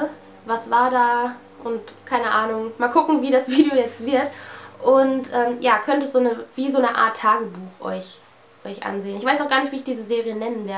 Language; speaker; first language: German; native; German